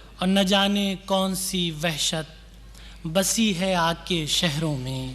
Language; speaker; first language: Urdu; native; Urdu